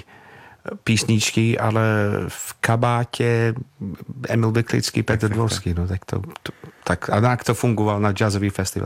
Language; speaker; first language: Czech; non-native, learner; English